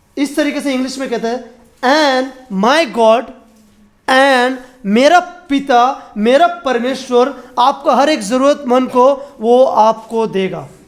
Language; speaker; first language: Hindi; non-native, local second language; Bangla